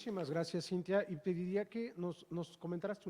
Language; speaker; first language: Spanish; native; Spanish